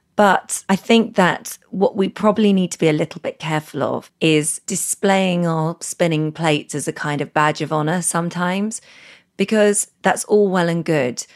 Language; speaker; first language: English; native; English